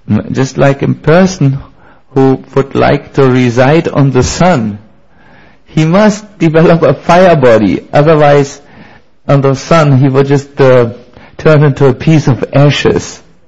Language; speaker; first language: English; non-native, fluent; German